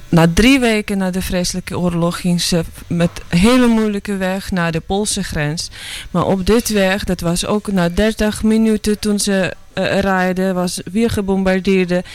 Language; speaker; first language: Dutch; non-native, learner; Ukrainian